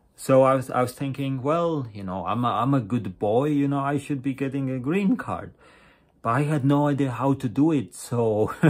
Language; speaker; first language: English; non-native, fluent; Latvian